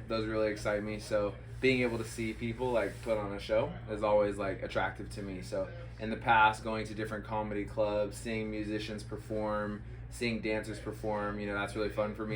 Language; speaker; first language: English; native; English